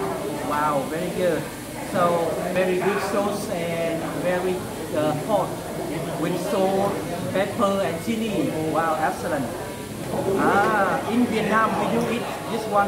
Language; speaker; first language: English; non-native, fluent; Vietnamese